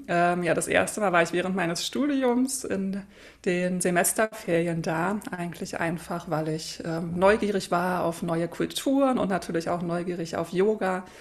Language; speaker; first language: German; native; German